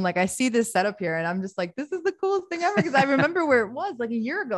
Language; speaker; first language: English; early bilingual, other home language; Albanian